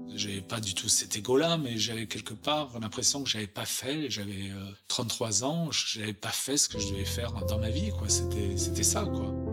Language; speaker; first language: French; native; French